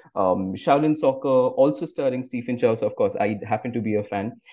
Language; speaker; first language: English; non-native, local second language; Bangla